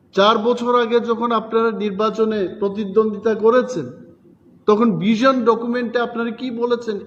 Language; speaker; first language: Bangla; non-native, local second language; Kok Borok